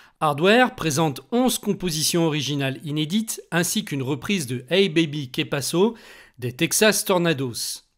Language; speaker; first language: French; native; French